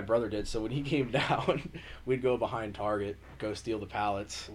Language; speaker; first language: English; native; English